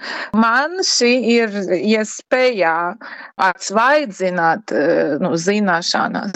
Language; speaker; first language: Latvian; non-native, learner; Ukrainian